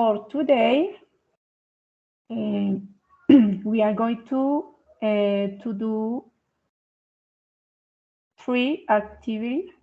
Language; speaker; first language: English; non-native, fluent; Spanish